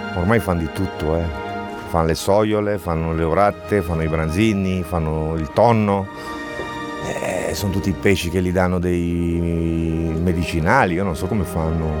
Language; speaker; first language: Italian; non-native, fluent; Romanian